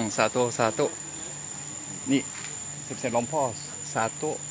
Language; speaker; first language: Thai; non-native, learner; French